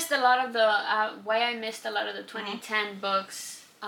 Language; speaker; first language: English; non-native, fluent; Spanish